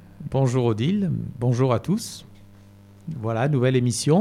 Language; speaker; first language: French; native; French